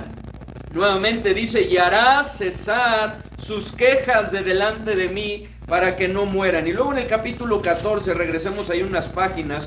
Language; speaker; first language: Spanish; native; Spanish